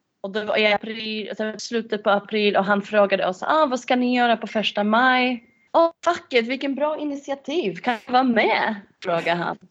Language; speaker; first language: Swedish; non-native, fluent; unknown